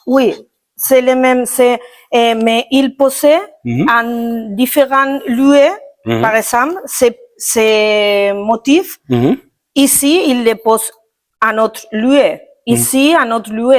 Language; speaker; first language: French; non-native, learner; Spanish